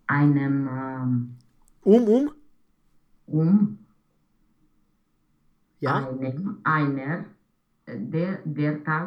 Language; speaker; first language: German; non-native, learner; Romanian